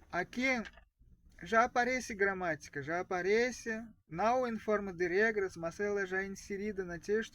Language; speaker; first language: Portuguese; non-native, fluent; Russian